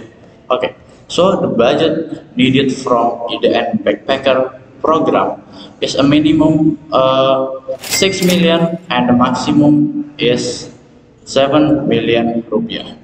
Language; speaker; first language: English; non-native, learner; Indonesian